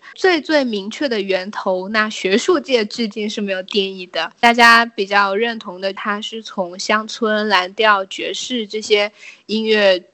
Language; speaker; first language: Chinese; native; Chinese